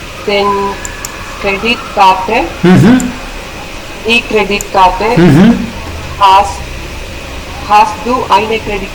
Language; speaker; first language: German; non-native, learner; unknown